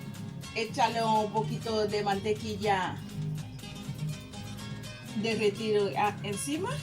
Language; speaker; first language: Spanish; non-native, local second language; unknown